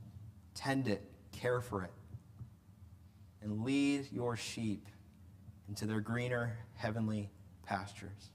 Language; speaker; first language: English; native; English